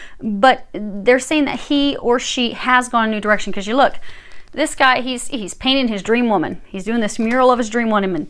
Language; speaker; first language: English; native; English